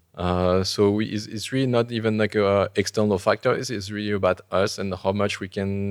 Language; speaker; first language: English; non-native, fluent; French